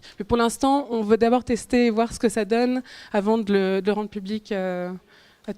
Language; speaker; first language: French; native; French